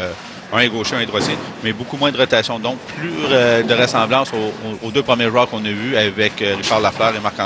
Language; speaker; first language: French; native; French